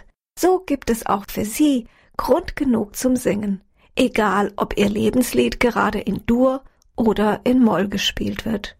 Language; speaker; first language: German; native; German